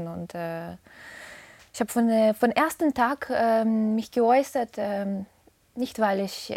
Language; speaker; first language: German; non-native, fluent; Russian